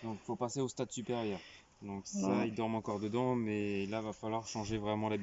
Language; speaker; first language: French; native; French